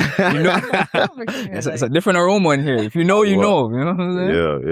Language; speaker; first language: English; native; English